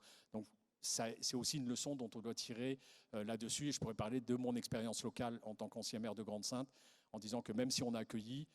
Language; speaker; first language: French; native; French